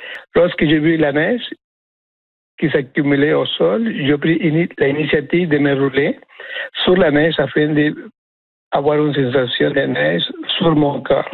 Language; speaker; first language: French; non-native, fluent; Spanish